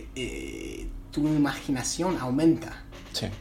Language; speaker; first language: Spanish; non-native, fluent; English